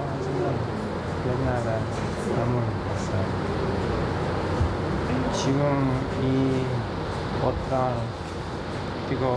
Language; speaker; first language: Korean; non-native, learner; English